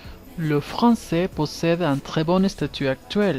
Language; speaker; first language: French; non-native, learner; Spanish